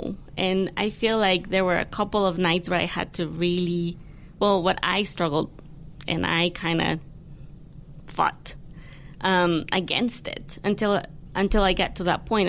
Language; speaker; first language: English; non-native, fluent; Spanish